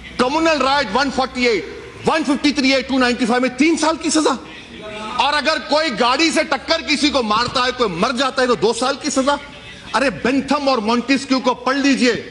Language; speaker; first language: Urdu; native; Urdu